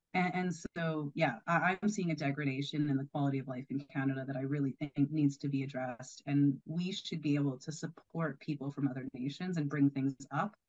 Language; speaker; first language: English; native; English